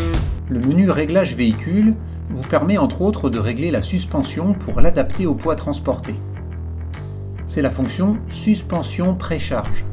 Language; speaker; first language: French; native; French